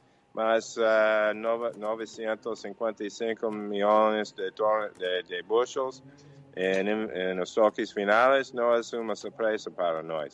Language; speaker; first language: Portuguese; non-native, fluent; English